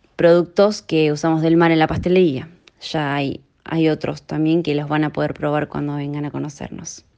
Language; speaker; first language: Spanish; native; Spanish